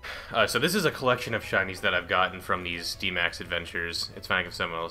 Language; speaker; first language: English; native; English